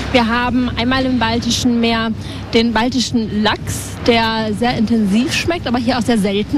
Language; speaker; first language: German; non-native, fluent; Latvian